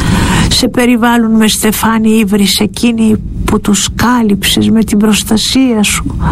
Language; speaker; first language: Greek; native; Greek